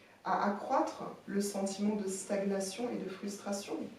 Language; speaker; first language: French; native; French